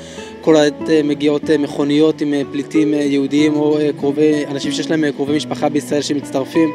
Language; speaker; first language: Hebrew; native; Hebrew